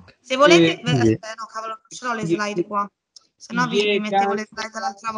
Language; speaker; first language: Italian; native; Italian